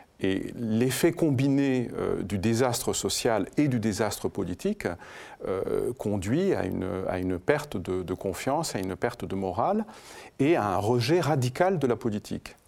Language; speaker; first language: French; non-native, fluent; Greek